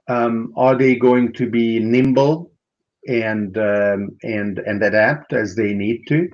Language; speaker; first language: English; non-native, fluent; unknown